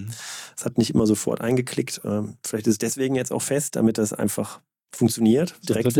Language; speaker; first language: German; native; German